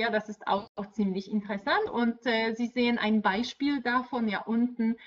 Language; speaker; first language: German; non-native, fluent; Polish